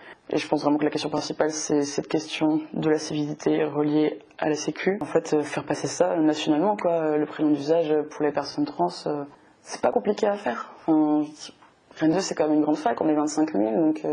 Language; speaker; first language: French; native; French